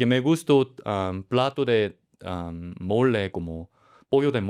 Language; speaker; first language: Spanish; non-native, learner; Korean